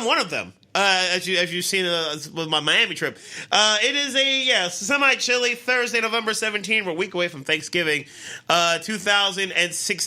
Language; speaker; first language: English; native; English